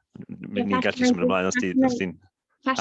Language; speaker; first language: Welsh; native; Welsh